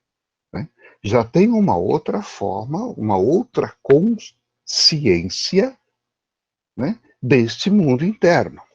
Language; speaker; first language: Portuguese; native; Portuguese